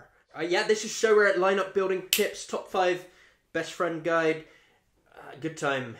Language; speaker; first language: English; native; English